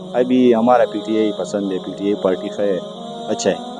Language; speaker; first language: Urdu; non-native, local second language; Pashto